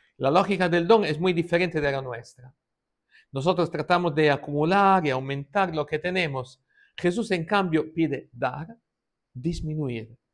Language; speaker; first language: Spanish; non-native, fluent; Italian